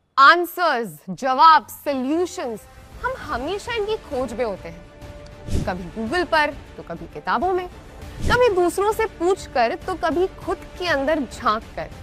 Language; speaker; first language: Hindi; native; Hindi